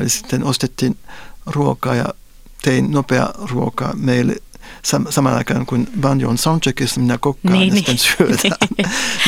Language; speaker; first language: Finnish; non-native, fluent; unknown